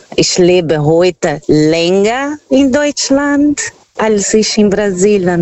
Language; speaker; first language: German; non-native, learner; Portuguese